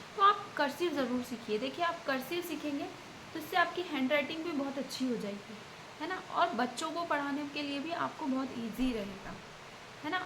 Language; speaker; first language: Hindi; native; Hindi